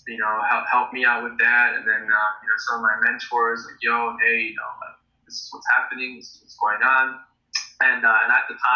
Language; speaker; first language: English; native; English